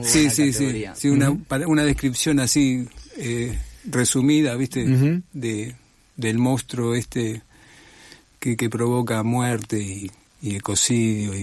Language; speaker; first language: Spanish; native; Spanish